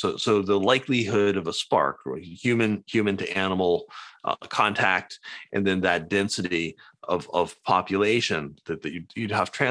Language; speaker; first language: English; native; English